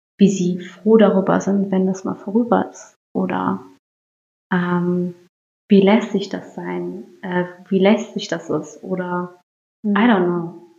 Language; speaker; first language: German; early bilingual, other home language; Turkish